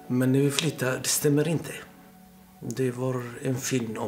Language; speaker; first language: Swedish; non-native, fluent; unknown